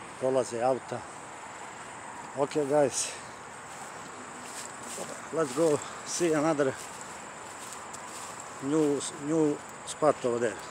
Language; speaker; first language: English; non-native, learner; Croatian